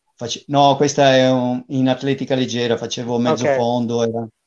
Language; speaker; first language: Italian; native; Italian